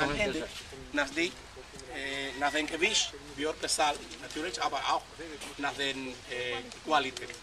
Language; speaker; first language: German; non-native, learner; Spanish